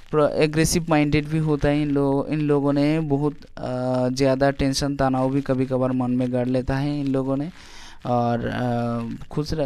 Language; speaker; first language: Hindi; non-native, local second language; Bangla